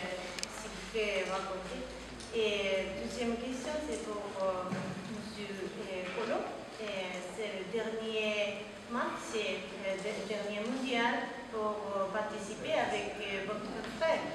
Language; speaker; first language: French; non-native, learner; Japanese